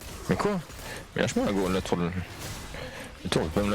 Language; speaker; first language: French; native; French